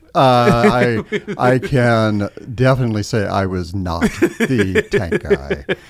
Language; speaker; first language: English; native; English